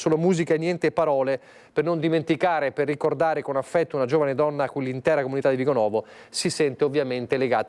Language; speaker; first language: Italian; native; Italian